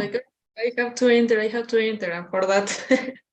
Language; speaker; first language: English; non-native, learner; Spanish